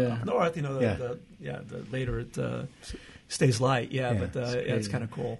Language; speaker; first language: English; early bilingual, other home language; Portuguese